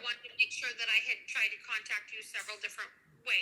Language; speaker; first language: English; native; English